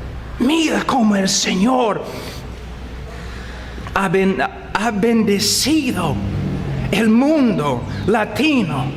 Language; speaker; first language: Spanish; non-native, fluent; English